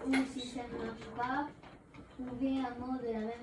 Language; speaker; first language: French; native; French